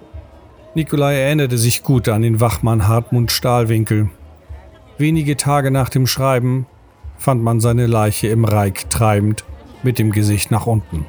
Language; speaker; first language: German; native; German